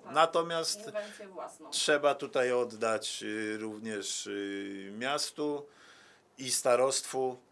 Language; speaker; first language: Polish; native; Polish